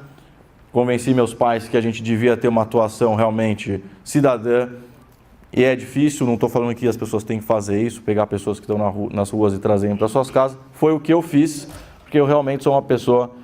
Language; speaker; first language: Portuguese; native; Portuguese